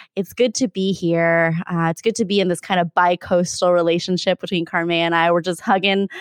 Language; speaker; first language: English; native; English